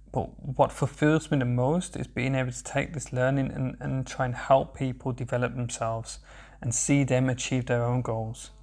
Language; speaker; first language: English; native; English